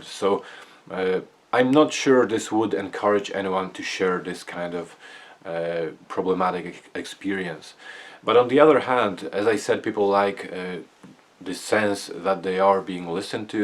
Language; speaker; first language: English; non-native, fluent; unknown